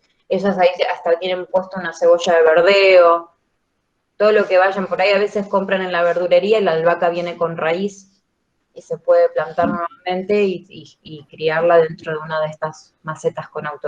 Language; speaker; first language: Spanish; native; Spanish